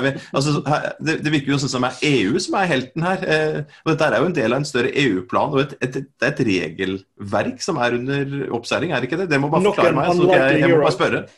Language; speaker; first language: Norwegian; native; Norwegian